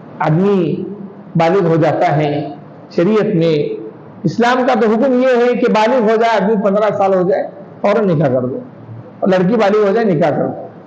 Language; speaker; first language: Urdu; native; Urdu